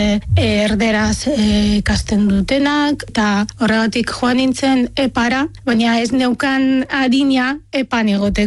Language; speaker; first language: Basque; non-native, fluent; Arabic